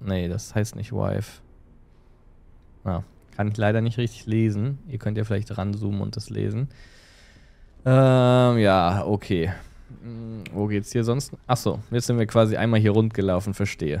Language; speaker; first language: German; native; German